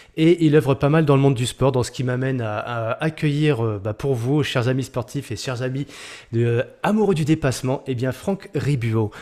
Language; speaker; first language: French; native; French